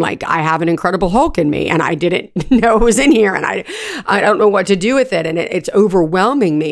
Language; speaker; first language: English; native; English